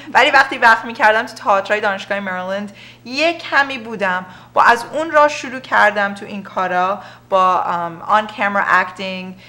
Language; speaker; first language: Persian; early bilingual, heritage; Persian